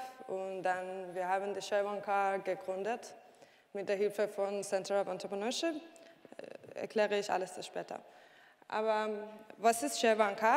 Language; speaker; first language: German; non-native, learner; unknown